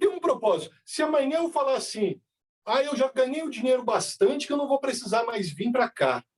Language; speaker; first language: Portuguese; native; Portuguese